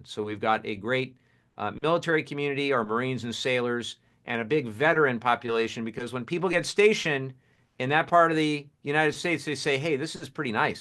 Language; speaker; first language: English; native; English